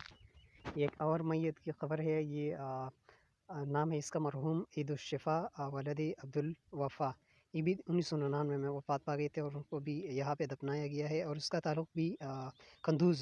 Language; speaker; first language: Urdu; non-native, local second language; Pashto